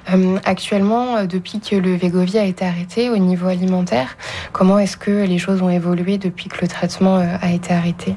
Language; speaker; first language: French; native; French